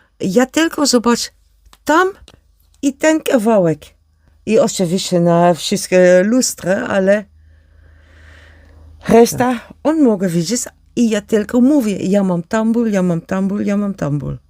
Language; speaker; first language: Polish; non-native, learner; Dutch